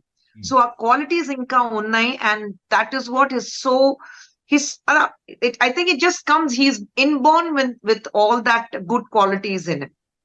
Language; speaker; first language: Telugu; non-native, local second language; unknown